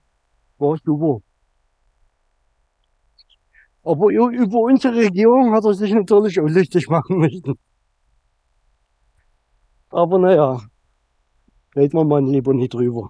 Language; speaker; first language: German; native; German